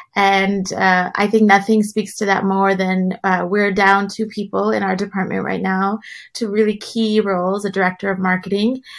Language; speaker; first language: English; native; English